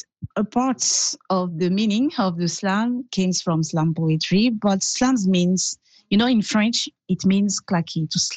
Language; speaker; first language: English; non-native, fluent; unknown